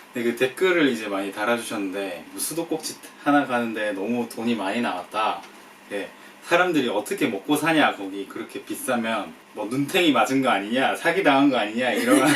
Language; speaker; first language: Korean; native; Korean